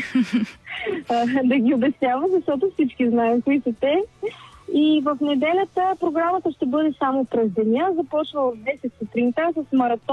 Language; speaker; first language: Bulgarian; native; Bulgarian